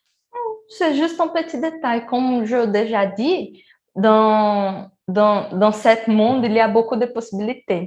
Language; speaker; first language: French; non-native, learner; Portuguese